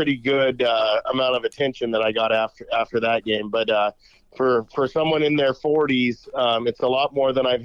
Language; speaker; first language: English; native; English